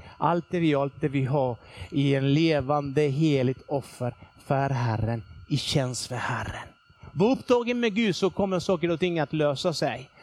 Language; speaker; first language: Swedish; non-native, fluent; Spanish